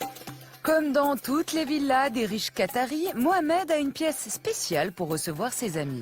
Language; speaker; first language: French; native; French